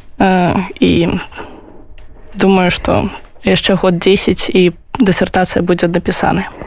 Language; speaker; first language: Belarusian; non-native, local second language; Russian